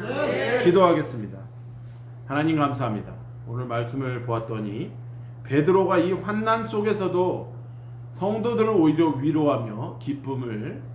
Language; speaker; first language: Korean; native; Korean